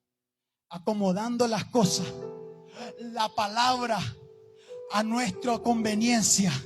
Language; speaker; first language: Spanish; native; Spanish